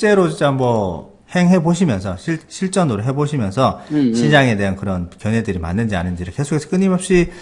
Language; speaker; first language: Korean; native; Korean